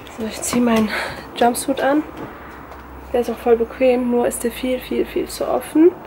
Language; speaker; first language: German; early bilingual, other home language; Turkish